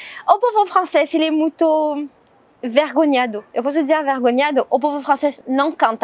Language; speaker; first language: Portuguese; non-native, learner; French